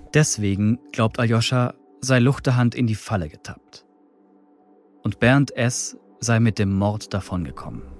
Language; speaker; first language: German; native; German